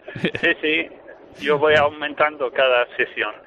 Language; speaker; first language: Spanish; non-native, fluent; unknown